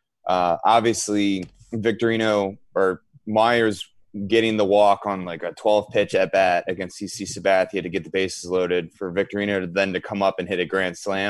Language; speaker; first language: English; native; English